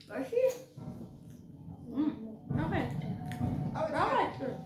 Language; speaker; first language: French; native; French